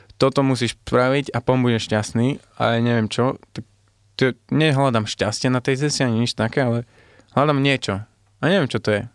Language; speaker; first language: Slovak; early bilingual, heritage; Slovak